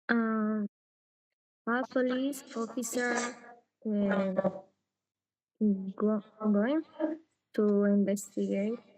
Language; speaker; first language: English; non-native, learner; Spanish